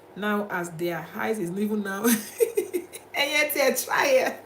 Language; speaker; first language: English; non-native, local second language; Yoruba